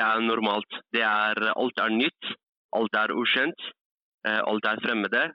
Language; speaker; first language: Norwegian; early bilingual, other home language; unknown